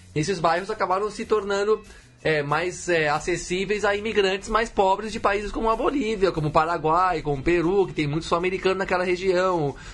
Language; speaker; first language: Portuguese; native; Portuguese